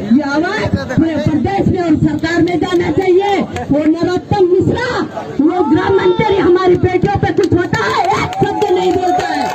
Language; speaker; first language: Hindi; native; Hindi